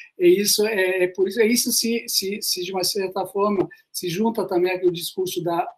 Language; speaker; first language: Portuguese; non-native, fluent; Italian